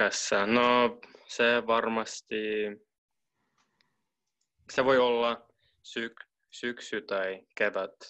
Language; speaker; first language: Finnish; non-native, learner; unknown